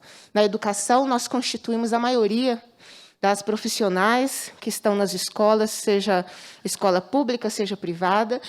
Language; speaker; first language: Portuguese; native; Portuguese